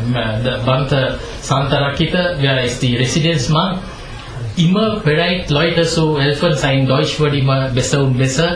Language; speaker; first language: German; non-native, fluent; Sinhala